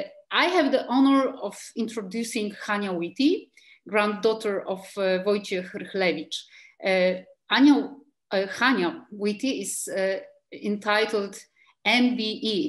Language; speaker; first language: English; non-native, fluent; Polish